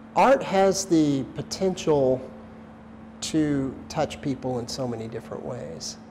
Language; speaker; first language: English; native; English